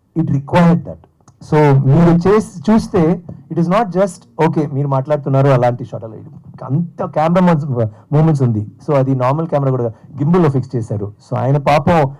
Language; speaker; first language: Telugu; non-native, fluent; Tamil